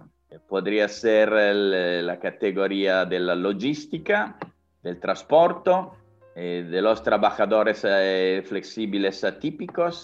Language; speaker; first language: Spanish; non-native, fluent; Italian